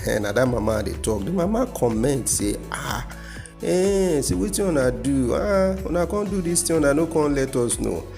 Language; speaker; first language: Nigerian Pidgin; non-native, local second language; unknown